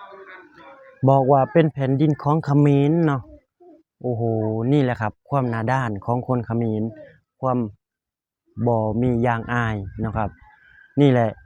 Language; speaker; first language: Thai; non-native, local second language; Lao